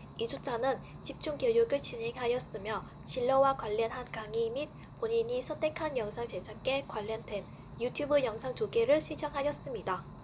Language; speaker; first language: Korean; non-native, fluent; Vietnamese